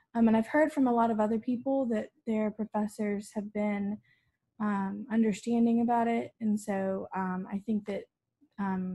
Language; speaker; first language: English; native; English